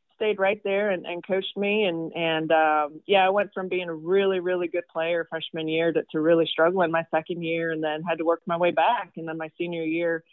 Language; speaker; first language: English; non-native, fluent; Swedish